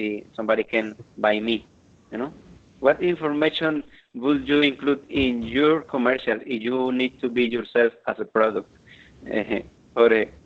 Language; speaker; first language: English; non-native, fluent; Spanish